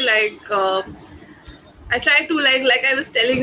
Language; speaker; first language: English; non-native, local second language; Bangla